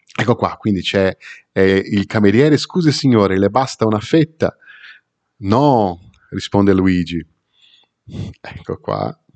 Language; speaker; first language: Italian; non-native, fluent; Portuguese